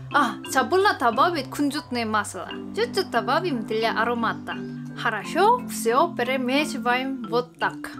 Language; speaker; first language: Russian; non-native, fluent; Korean